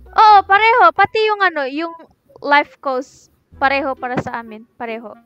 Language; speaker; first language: Filipino; non-native, fluent; Indonesian